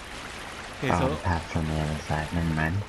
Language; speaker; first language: English; native; English